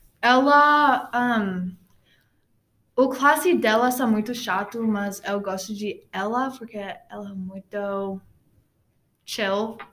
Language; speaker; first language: Portuguese; non-native, learner; English